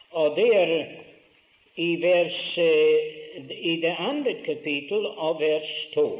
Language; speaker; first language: Norwegian; early bilingual, heritage; Norwegian